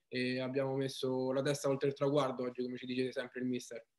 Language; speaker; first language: Italian; native; Italian